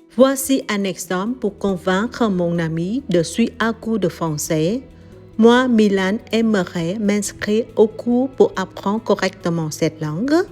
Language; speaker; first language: French; non-native, learner; Vietnamese